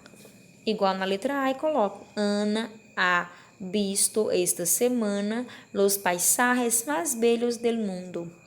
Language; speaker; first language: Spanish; non-native, fluent; Portuguese